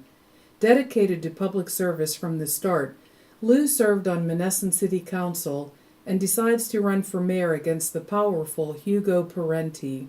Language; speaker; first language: English; native; English